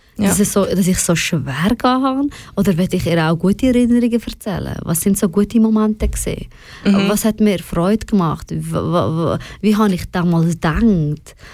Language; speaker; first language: German; non-native, fluent; Persian